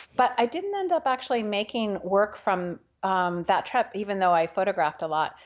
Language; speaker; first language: English; native; English